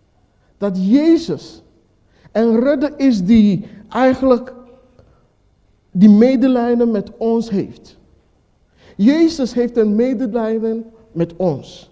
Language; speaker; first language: Dutch; non-native, fluent; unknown